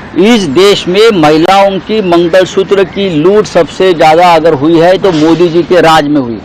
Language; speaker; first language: Hindi; non-native, local second language; Marathi